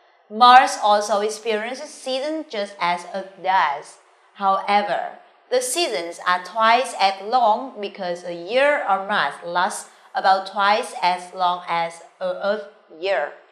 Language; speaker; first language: English; non-native, fluent; Vietnamese